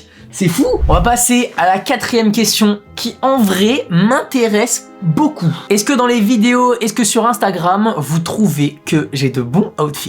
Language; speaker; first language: French; native; French